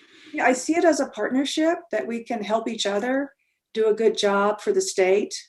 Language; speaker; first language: English; native; English